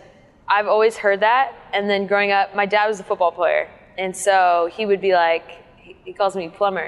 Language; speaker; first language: English; native; English